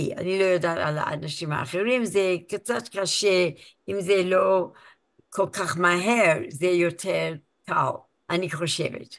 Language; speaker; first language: Hebrew; non-native, learner; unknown